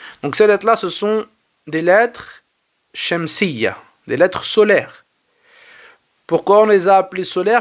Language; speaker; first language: French; native; French